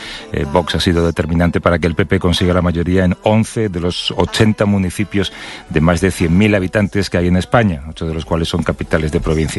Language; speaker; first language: Spanish; native; Spanish